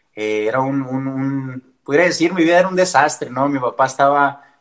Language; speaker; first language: Spanish; early bilingual, heritage; Spanish